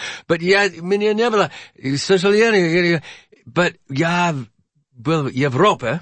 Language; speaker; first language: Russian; non-native, learner; English